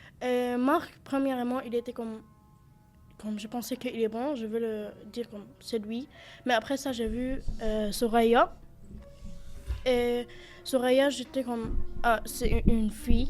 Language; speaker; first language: French; non-native, learner; Arabic